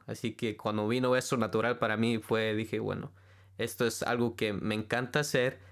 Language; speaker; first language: Spanish; early bilingual, heritage; Spanish